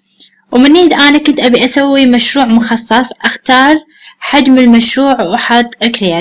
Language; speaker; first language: Arabic; native; Arabic